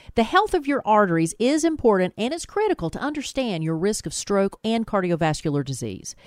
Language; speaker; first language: English; native; English